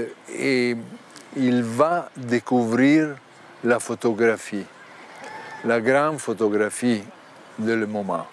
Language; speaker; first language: French; non-native, learner; Italian